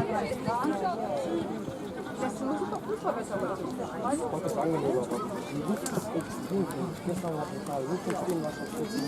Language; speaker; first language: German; non-native, learner; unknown